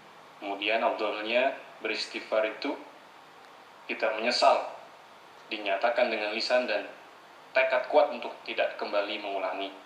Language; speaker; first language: Malay; native; Malay